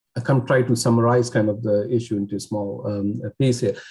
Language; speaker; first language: English; non-native, local second language; Urdu